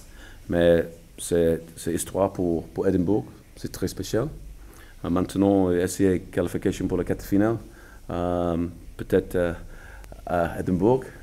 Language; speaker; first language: French; non-native, learner; English